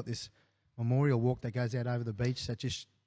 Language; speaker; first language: English; native; English